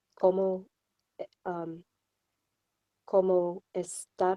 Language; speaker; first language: Spanish; non-native, learner; English